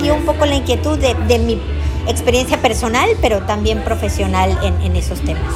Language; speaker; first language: Spanish; native; Spanish